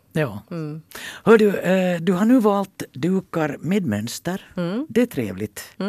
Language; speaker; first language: Swedish; native; Swedish